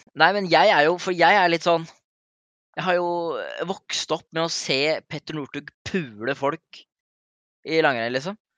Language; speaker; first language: Norwegian; native; Norwegian